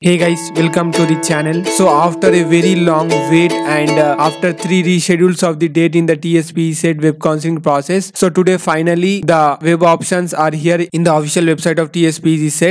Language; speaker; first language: English; non-native, local second language; Telugu